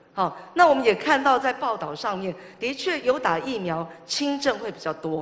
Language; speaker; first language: Chinese; native; Chinese